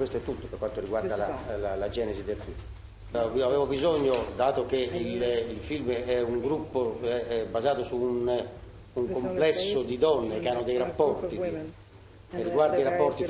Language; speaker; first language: Italian; native; Italian